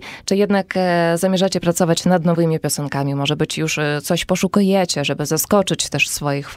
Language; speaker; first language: Polish; native; Polish